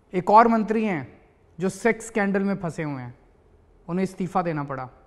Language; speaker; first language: Hindi; native; Hindi